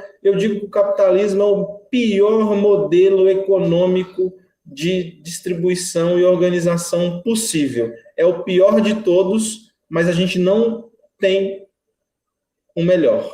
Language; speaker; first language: Portuguese; native; Portuguese